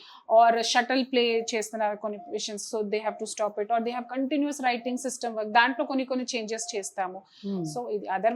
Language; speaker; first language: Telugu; non-native, fluent; Hindi